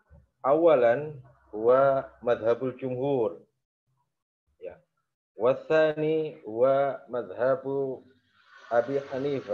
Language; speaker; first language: Arabic; non-native, fluent; Indonesian